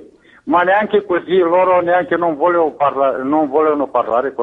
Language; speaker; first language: Italian; non-native, fluent; Romanian